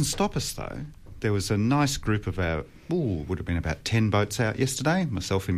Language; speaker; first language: English; native; English